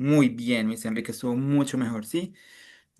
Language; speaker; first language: Spanish; native; Spanish